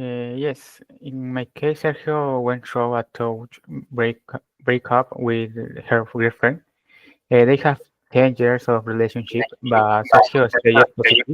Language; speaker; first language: English; non-native, learner; Spanish